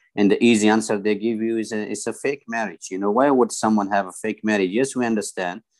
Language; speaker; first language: English; non-native, fluent; Persian